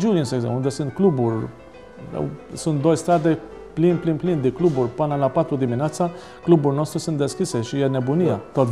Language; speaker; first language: Romanian; non-native, learner; Maltese